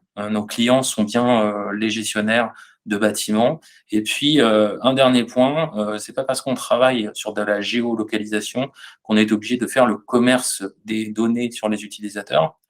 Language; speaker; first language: French; native; French